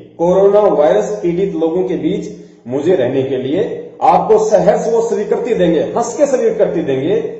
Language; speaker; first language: Hindi; native; Hindi